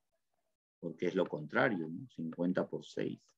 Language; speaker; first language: Spanish; native; Spanish